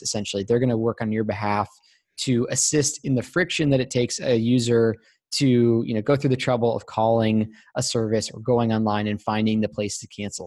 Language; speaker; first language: English; native; English